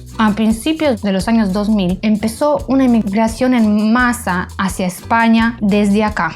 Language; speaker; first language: Spanish; non-native, fluent; Romanian